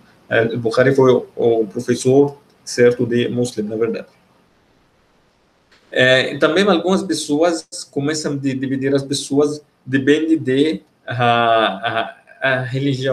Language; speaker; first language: Portuguese; non-native, fluent; Arabic